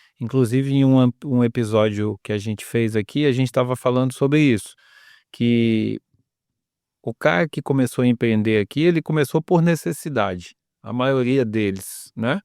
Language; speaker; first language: Portuguese; native; Portuguese